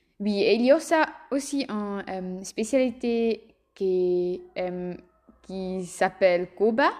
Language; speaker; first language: French; non-native, learner; German